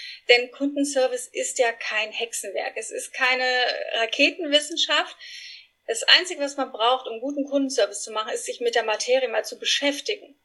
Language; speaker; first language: German; non-native, fluent; Spanish